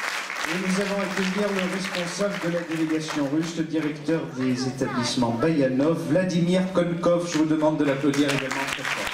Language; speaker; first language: French; native; French